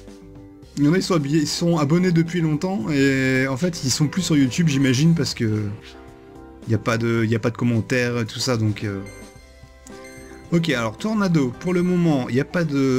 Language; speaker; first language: French; native; French